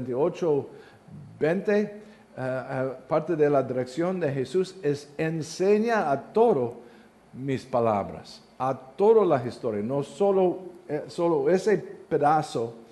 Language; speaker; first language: Spanish; non-native, learner; English